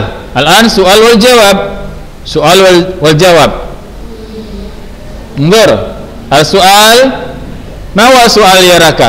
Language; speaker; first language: Arabic; non-native, fluent; Indonesian